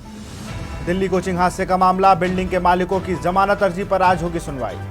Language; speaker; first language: Hindi; native; Hindi